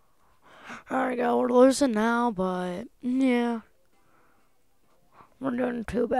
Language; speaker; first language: English; native; English